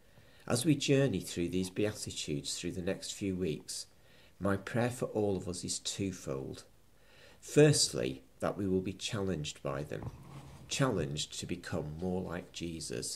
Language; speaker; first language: English; native; English